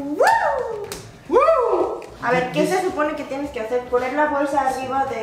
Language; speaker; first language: Spanish; early bilingual, other home language; Korean